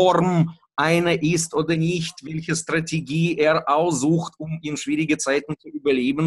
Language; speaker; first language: German; non-native, fluent; Russian